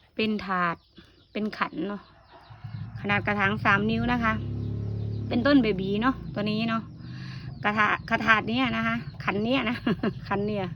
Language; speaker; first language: Thai; non-native, local second language; Northeastern Thai